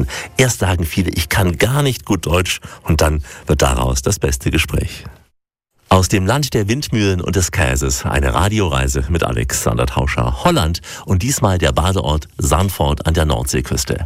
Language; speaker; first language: German; native; German